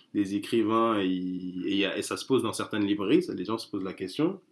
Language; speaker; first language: French; native; French